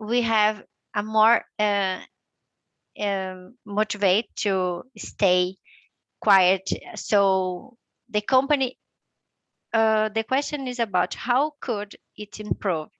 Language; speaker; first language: English; non-native, learner; Portuguese